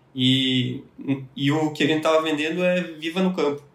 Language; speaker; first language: Portuguese; native; Portuguese